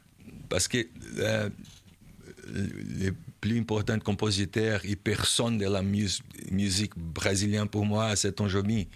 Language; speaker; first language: French; non-native, learner; Portuguese